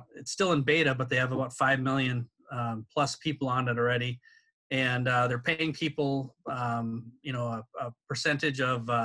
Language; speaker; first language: English; native; English